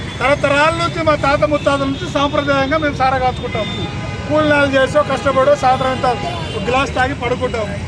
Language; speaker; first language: Telugu; non-native, local second language; Lambadi